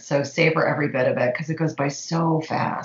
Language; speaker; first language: English; native; English